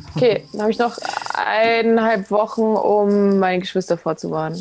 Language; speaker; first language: German; native; German